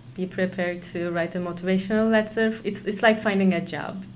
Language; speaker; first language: English; non-native, fluent; Turkish